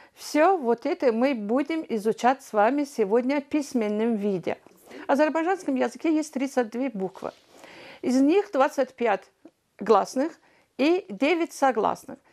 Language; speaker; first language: Russian; non-native, fluent; Azerbaijani